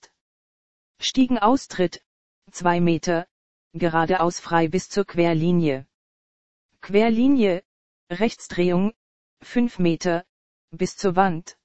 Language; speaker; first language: German; native; German